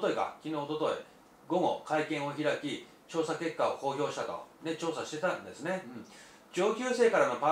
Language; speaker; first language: Japanese; native; Japanese